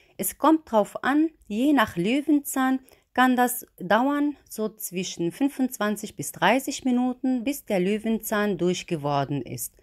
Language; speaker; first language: German; non-native, fluent; Arabic